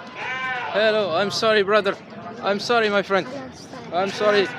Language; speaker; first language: English; non-native, learner; French